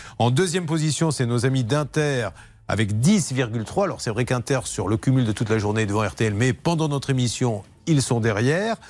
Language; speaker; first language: French; native; French